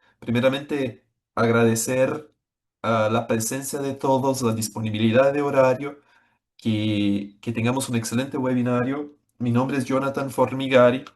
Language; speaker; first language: Spanish; non-native, fluent; Portuguese